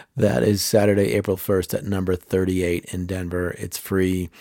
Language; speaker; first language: English; native; English